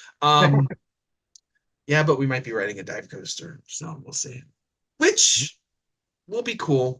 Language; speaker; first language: English; native; English